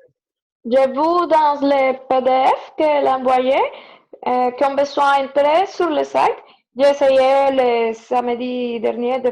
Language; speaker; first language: French; non-native, learner; Spanish